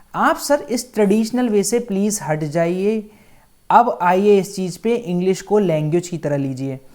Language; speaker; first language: Hindi; native; Hindi